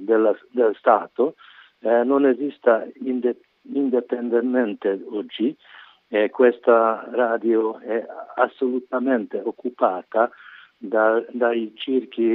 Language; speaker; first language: Italian; non-native, learner; Hungarian